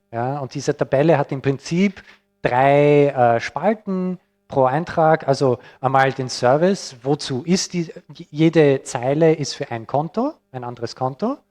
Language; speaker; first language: German; non-native, fluent; English